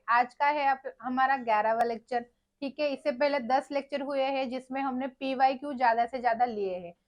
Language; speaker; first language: Hindi; non-native, local second language; Marathi